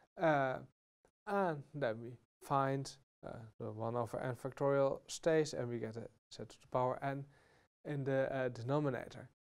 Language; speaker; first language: English; non-native, fluent; Dutch